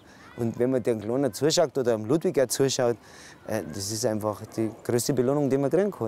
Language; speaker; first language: German; native; German